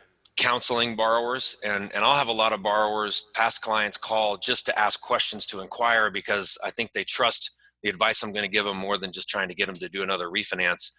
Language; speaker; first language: English; native; English